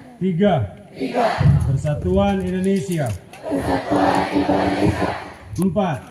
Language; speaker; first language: Indonesian; native; Indonesian